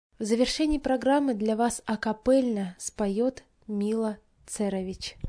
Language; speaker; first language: Russian; native; Russian